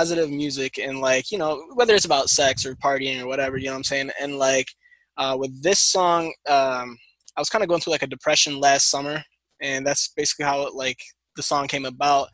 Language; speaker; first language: English; native; English